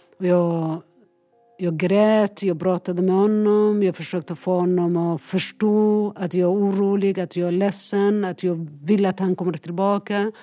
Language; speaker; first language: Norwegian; non-native, learner; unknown